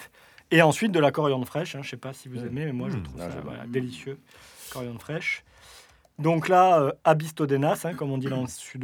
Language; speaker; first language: French; native; French